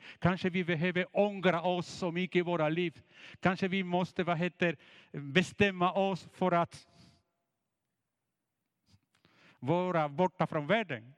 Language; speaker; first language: Swedish; non-native, fluent; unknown